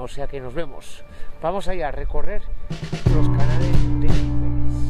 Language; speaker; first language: Spanish; native; Spanish